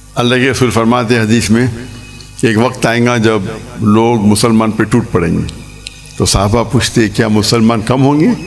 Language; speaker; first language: Urdu; non-native, local second language; English